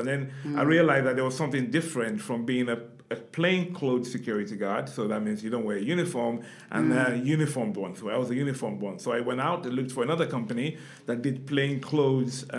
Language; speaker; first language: English; non-native, local second language; Yoruba